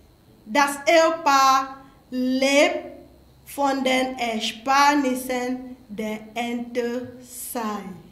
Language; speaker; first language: German; non-native, fluent; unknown